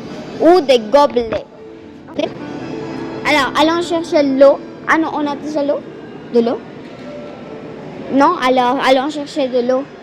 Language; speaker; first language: French; non-native, fluent; Spanish